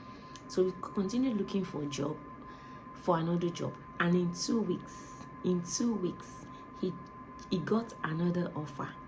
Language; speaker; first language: English; non-native, local second language; Yoruba